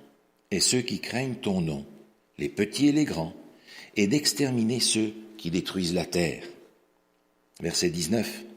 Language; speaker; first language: French; native; French